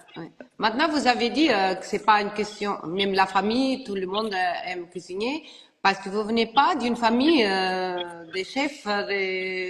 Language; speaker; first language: French; non-native, learner; Portuguese